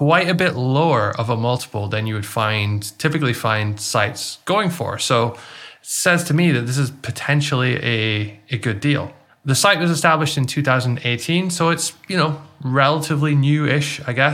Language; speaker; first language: English; native; English